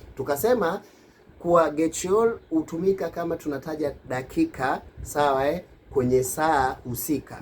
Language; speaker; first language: Swahili; native; Swahili